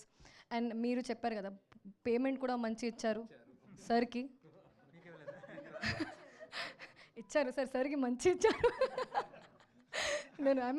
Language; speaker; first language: Telugu; non-native, local second language; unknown